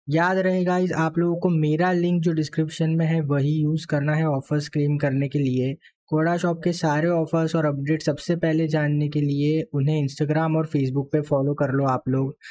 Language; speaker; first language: Hindi; native; Hindi